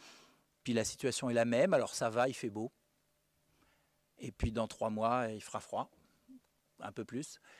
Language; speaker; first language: French; native; French